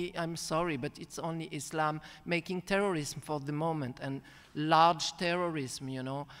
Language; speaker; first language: English; non-native, fluent; Arabic